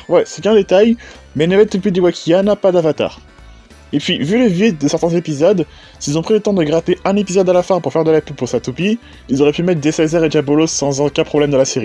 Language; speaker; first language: French; native; French